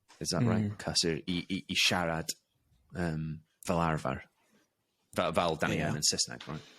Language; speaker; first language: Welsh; non-native, local second language; English